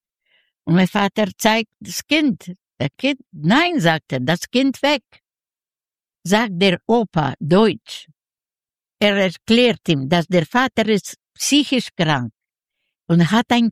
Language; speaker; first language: German; non-native, learner; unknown